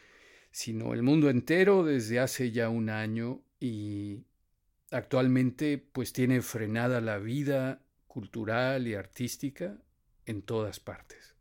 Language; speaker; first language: Spanish; native; Spanish